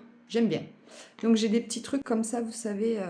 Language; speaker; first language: French; native; French